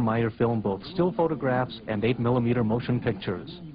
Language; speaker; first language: English; native; English